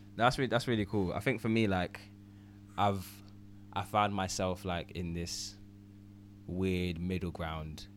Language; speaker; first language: English; early bilingual, other home language; Ganda